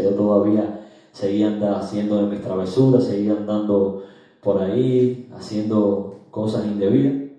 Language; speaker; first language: Spanish; native; Spanish